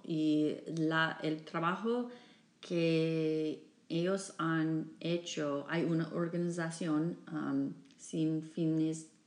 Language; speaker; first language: Spanish; non-native, fluent; English